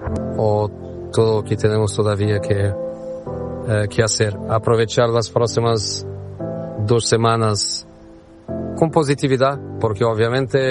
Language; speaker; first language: Spanish; non-native, fluent; Portuguese